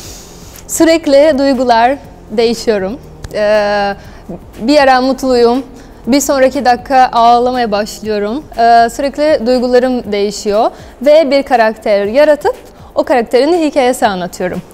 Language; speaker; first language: Turkish; non-native, fluent; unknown